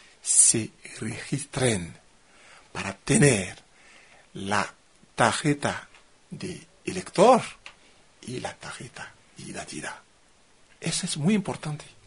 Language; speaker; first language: Spanish; non-native, fluent; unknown